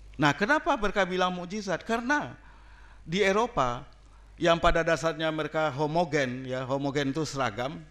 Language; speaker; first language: Indonesian; non-native, local second language; Minangkabau